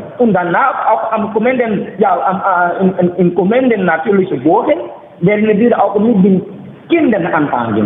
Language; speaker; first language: German; non-native, learner; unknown